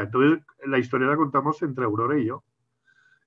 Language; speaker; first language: Spanish; native; Spanish